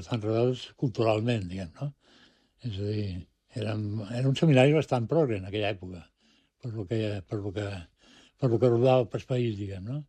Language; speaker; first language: Catalan; early bilingual, other home language; Spanish